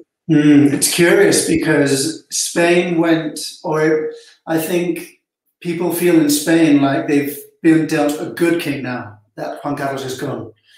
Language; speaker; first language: English; non-native, fluent; Spanish